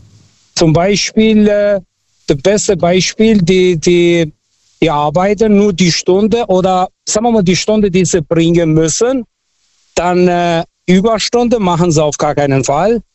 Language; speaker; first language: German; early bilingual, other home language; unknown